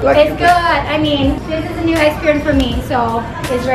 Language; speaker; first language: English; non-native, learner; Thai